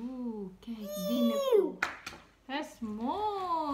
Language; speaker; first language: Dutch; non-native, learner; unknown